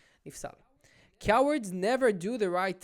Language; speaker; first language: English; non-native, local second language; Hebrew